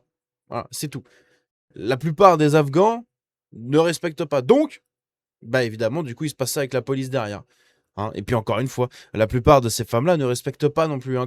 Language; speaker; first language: French; native; French